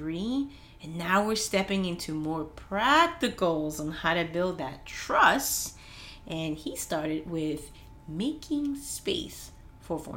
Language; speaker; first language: English; non-native, fluent; Spanish